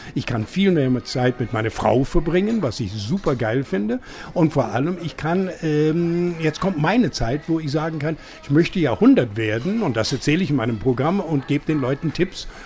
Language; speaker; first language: German; non-native, fluent; English